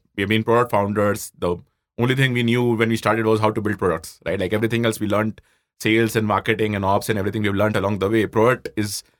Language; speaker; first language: English; non-native, local second language; Hindi